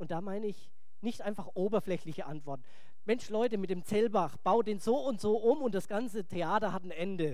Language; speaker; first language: German; native; German